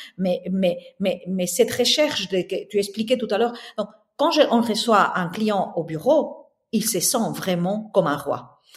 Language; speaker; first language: French; non-native, fluent; Spanish